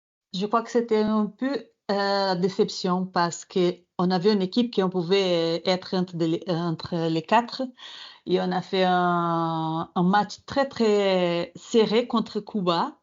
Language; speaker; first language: French; non-native, fluent; Portuguese